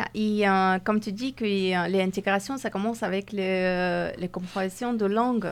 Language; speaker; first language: French; non-native, fluent; Persian